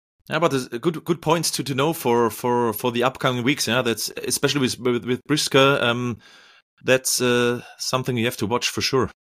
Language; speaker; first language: English; non-native, fluent; German